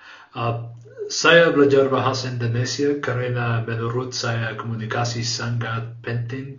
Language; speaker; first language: Indonesian; non-native, learner; English